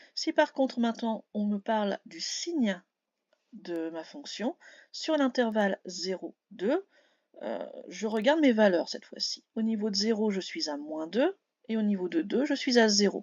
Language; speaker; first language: French; native; French